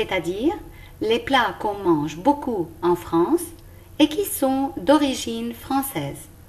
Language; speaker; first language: French; non-native, local second language; Arabic